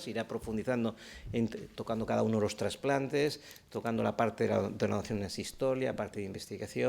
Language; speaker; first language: Spanish; native; Spanish